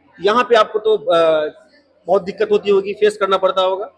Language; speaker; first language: Hindi; native; Hindi